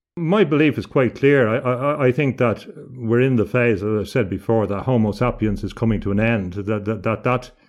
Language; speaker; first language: English; native; English